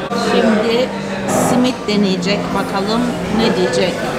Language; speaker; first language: Turkish; non-native, fluent; Portuguese